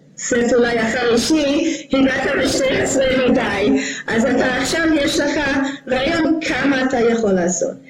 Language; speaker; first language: Hebrew; non-native, fluent; English